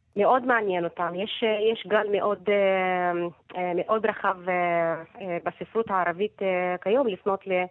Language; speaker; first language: Hebrew; non-native, local second language; Arabic